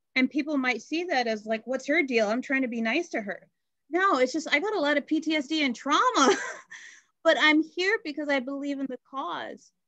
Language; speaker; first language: English; native; English